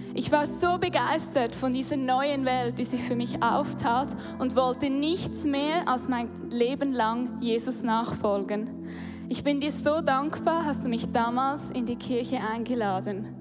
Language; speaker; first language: German; native; German